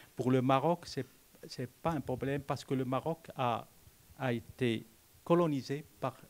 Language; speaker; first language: French; non-native, local second language; Arabic